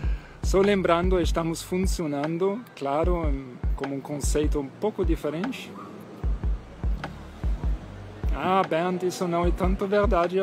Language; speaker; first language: Portuguese; non-native, fluent; German